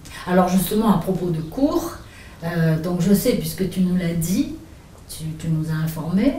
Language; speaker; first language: French; native; French